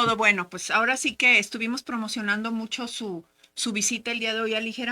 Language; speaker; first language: Spanish; native; Spanish